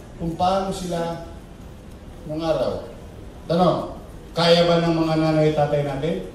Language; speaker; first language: Filipino; native; Filipino